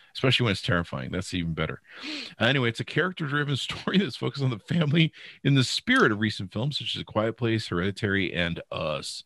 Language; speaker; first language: English; native; English